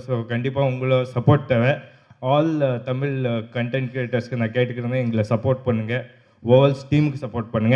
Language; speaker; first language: Tamil; non-native, local second language; Kannada